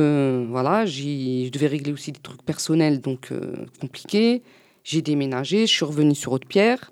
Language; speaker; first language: French; native; French